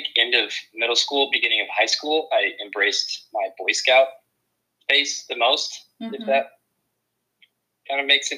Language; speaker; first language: English; native; English